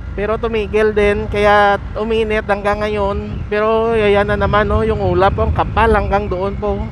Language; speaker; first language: Filipino; non-native, local second language; Hiligaynon